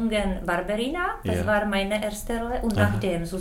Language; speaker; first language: German; non-native, learner; Czech